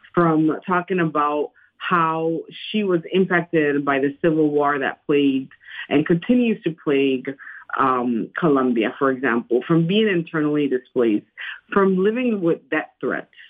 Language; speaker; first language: English; non-native, fluent; Spanish